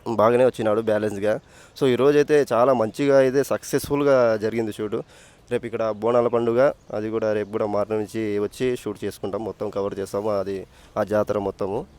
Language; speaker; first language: Telugu; native; Telugu